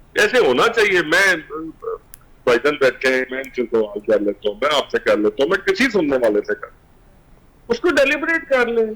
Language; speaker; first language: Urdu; non-native, local second language; Punjabi